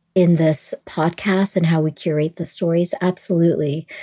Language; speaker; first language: English; early bilingual, other home language; Vietnamese